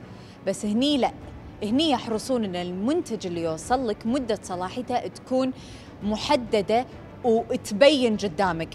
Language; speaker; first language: Arabic; native; Arabic